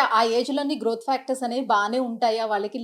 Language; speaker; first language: Telugu; native; Telugu